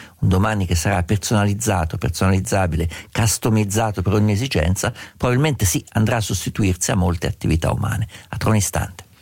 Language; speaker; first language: Italian; native; Italian